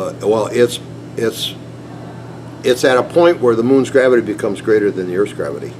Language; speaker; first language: English; native; English